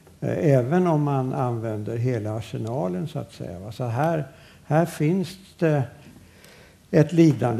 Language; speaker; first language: Swedish; native; Swedish